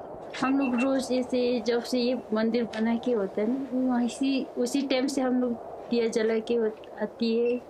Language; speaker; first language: Hindi; non-native, local second language; Ladakhi